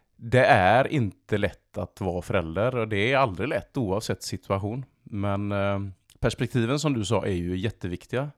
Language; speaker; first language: Swedish; native; Swedish